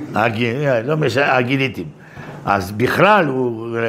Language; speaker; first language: Hebrew; non-native, fluent; French